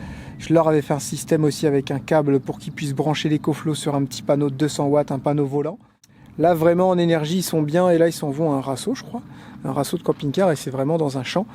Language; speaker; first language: French; native; French